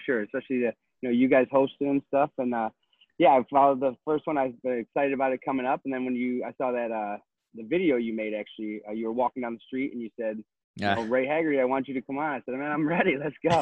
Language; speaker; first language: English; native; English